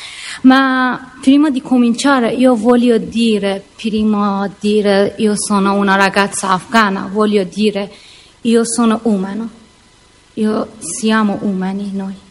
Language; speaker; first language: Italian; non-native, learner; Persian